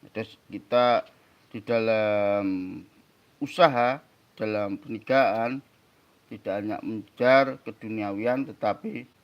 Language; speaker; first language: Indonesian; native; Indonesian